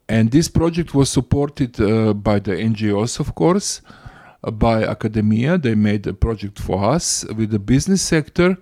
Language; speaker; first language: English; non-native, fluent; Croatian